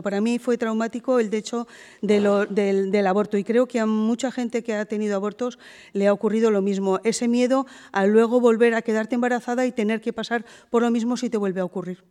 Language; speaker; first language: Spanish; native; Spanish